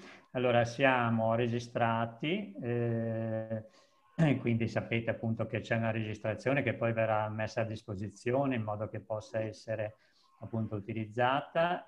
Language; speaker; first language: Italian; native; Italian